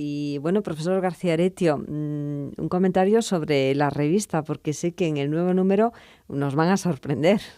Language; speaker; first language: Spanish; native; Spanish